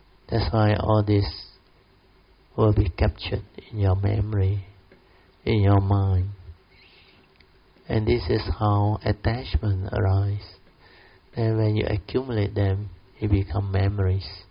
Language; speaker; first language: English; non-native, local second language; Min Nan Chinese